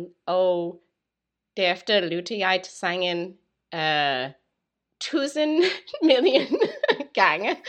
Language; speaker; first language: Danish; non-native, learner; English